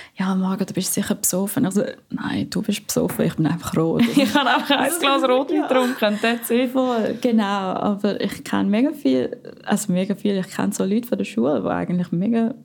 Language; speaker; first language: German; non-native, fluent; Filipino